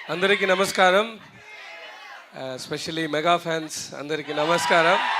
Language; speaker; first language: Telugu; non-native, learner; Tamil